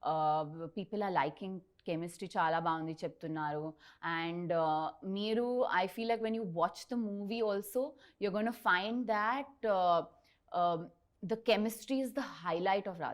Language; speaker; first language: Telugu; non-native, learner; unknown